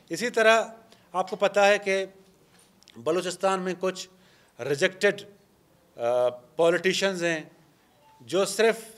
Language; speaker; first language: Urdu; non-native, local second language; Baluchi